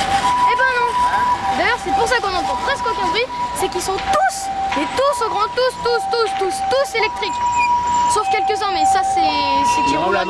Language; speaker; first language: French; native; French